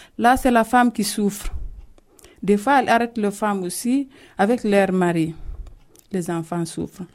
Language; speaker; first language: French; non-native, local second language; Fula